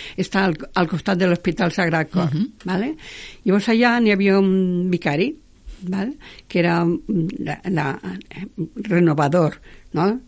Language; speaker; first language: Catalan; non-native, local second language; Spanish